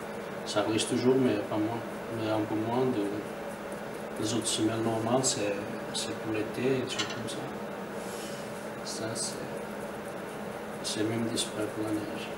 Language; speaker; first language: French; non-native, learner; Portuguese